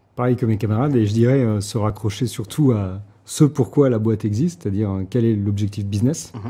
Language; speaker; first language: French; native; French